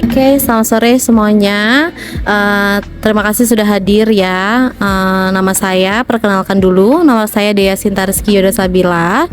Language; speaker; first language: Indonesian; native; Indonesian